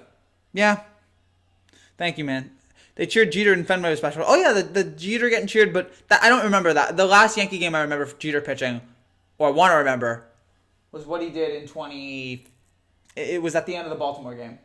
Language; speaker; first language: English; native; English